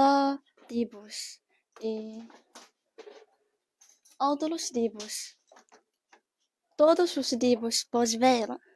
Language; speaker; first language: Portuguese; non-native, learner; Chinese